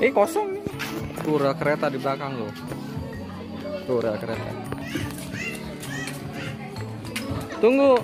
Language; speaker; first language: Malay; non-native, local second language; Sundanese